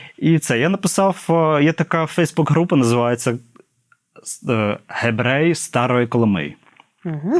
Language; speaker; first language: Ukrainian; non-native, fluent; English